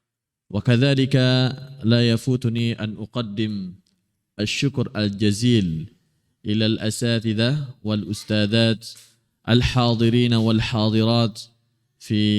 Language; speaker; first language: Arabic; non-native, fluent; Indonesian